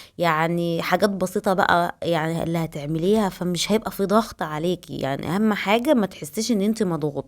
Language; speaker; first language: Arabic; native; Arabic